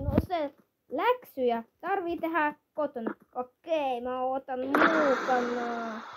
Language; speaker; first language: Finnish; non-native, learner; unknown